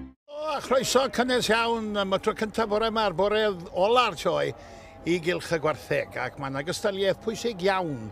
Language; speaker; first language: Welsh; native; Welsh